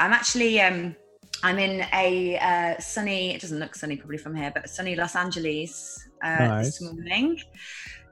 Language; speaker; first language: English; native; English